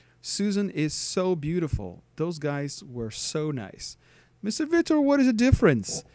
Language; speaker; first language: English; non-native, fluent; Portuguese